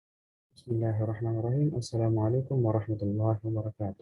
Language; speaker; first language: Arabic; non-native, learner; Indonesian